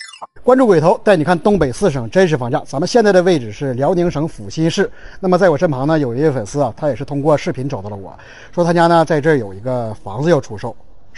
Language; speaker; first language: Chinese; native; Chinese